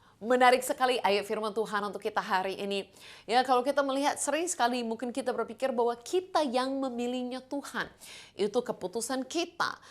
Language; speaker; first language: Indonesian; non-native, fluent; English